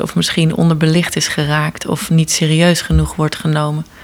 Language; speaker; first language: Dutch; native; Dutch